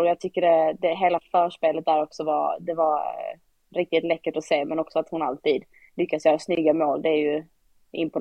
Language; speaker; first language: Swedish; native; Swedish